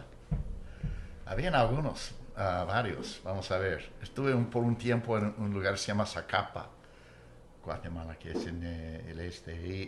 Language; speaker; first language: Spanish; non-native, fluent; English